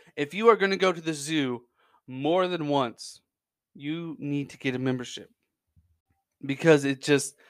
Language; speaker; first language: English; native; English